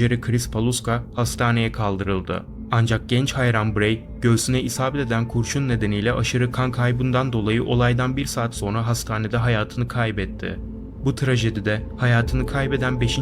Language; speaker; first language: Turkish; native; Turkish